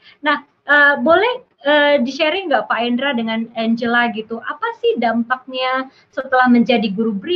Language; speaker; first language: Indonesian; native; Indonesian